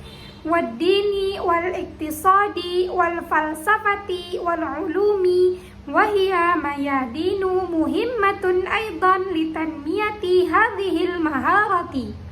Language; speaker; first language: Arabic; non-native, learner; Indonesian